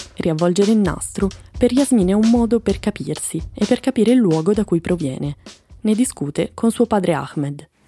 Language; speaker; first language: Italian; native; Italian